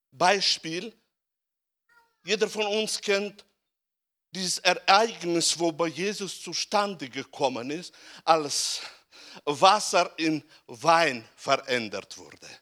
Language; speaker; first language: German; non-native, fluent; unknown